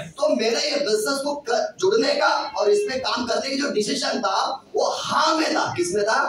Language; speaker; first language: Hindi; non-native, local second language; Kannada